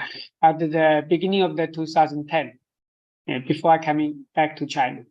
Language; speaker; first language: English; non-native, fluent; Chinese